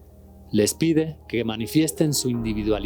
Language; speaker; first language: Spanish; native; Spanish